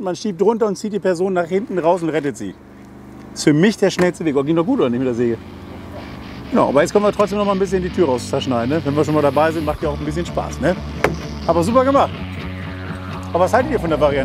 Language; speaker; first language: German; native; German